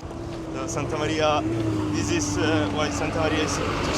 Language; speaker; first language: English; non-native, fluent; Italian